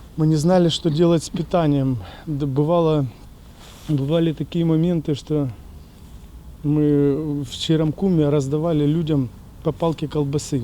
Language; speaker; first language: Russian; native; Russian